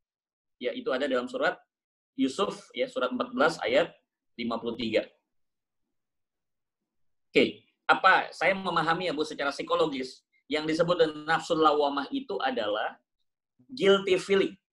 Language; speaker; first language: Indonesian; native; Indonesian